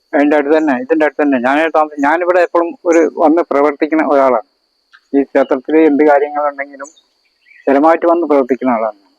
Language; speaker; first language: Malayalam; native; Malayalam